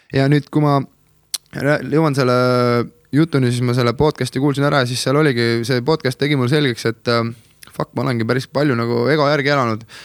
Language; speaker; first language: Estonian; native; Estonian